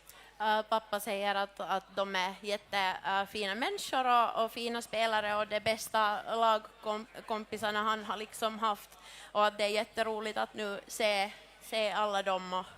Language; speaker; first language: Swedish; non-native, local second language; Finnish